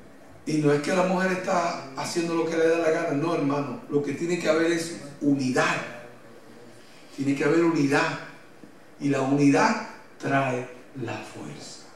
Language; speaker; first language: Spanish; native; Spanish